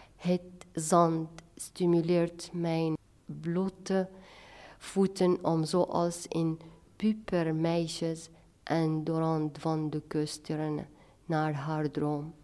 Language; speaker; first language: Dutch; non-native, fluent; Arabic